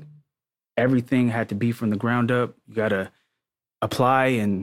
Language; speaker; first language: English; native; English